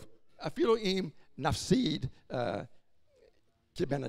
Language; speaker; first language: Hebrew; non-native, fluent; English